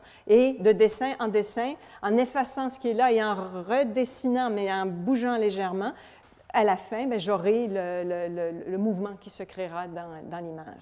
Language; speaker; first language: French; native; French